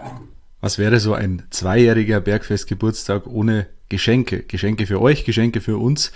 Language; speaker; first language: German; native; German